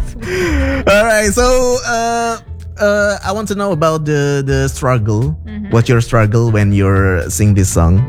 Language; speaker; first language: English; non-native, fluent; Indonesian